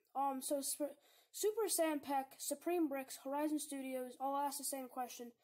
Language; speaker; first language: English; native; English